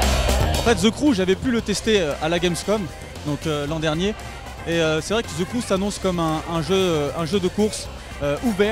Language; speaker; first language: French; native; French